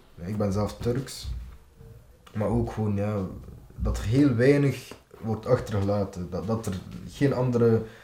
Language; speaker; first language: Dutch; early bilingual, other home language; Turkish